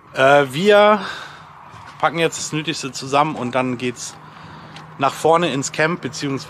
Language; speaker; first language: German; native; German